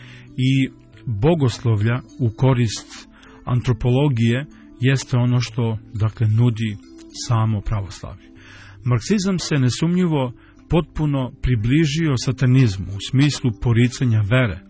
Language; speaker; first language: Serbian; native; Serbian